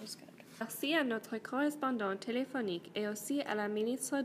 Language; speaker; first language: French; non-native, learner; English